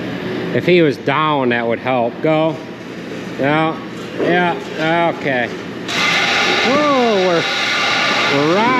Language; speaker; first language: English; native; English